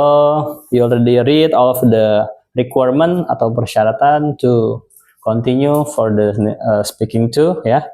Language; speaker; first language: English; non-native, fluent; Indonesian